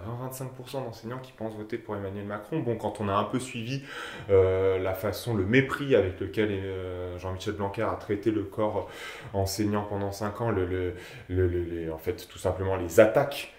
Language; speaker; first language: French; native; French